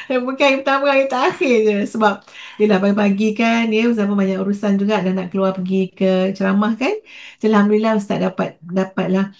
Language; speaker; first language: Malay; native; Malay